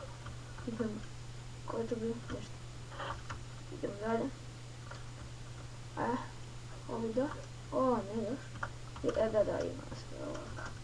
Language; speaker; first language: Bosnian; early bilingual, heritage; Bosnian